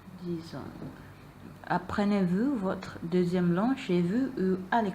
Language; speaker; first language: French; non-native, learner; Malay